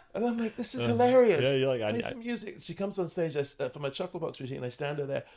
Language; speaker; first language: English; native; English